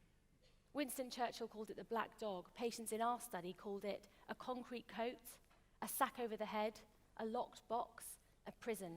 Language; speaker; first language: English; native; English